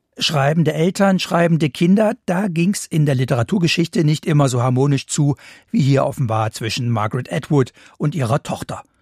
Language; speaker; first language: German; native; German